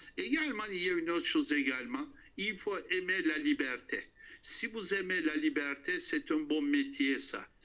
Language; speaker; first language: French; non-native, fluent; Turkish